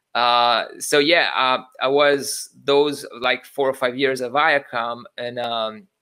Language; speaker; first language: English; non-native, fluent; Portuguese